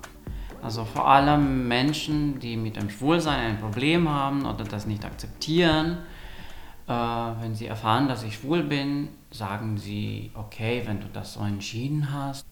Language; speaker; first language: German; non-native, local second language; Romanian